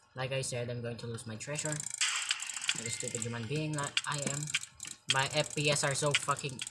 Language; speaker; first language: English; non-native, local second language; Filipino